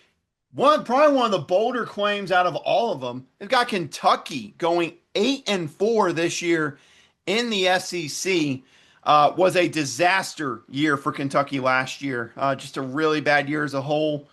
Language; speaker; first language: English; native; English